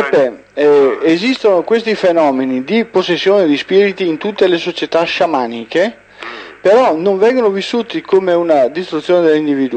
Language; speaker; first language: Italian; native; Italian